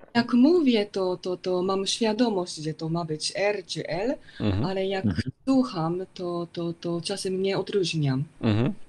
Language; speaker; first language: Polish; non-native, fluent; Japanese